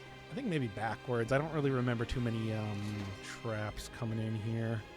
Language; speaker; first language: English; native; English